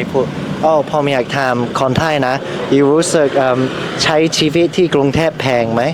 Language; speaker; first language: Thai; non-native, learner; English